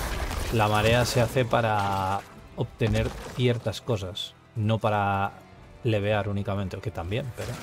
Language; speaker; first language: Spanish; native; Spanish